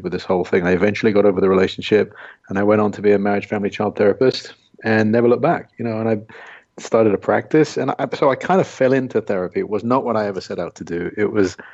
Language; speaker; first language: English; native; English